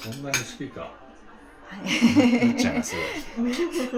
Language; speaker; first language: Japanese; native; Japanese